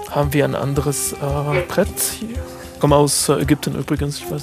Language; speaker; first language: German; non-native, fluent; Arabic